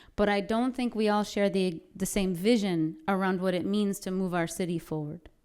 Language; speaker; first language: English; native; English